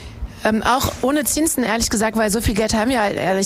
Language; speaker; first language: German; non-native, fluent; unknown